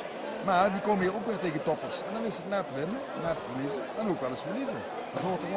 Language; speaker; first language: Dutch; native; Dutch